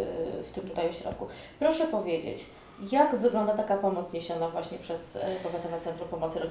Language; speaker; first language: Polish; native; Polish